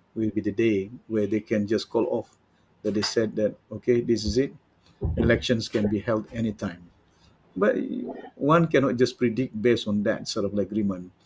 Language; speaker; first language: English; non-native, local second language; Malay